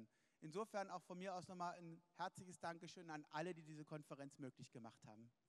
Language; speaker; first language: German; native; German